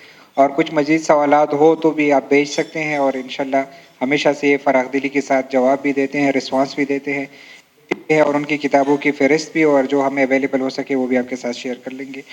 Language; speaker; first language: Urdu; native; Urdu